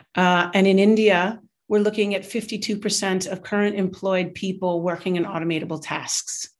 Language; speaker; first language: English; native; English